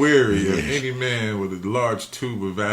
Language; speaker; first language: English; native; English